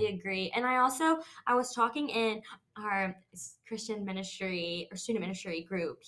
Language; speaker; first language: English; native; English